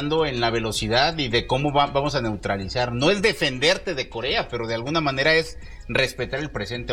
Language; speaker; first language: Spanish; native; Spanish